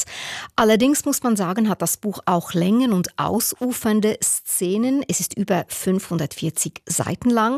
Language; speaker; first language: German; native; German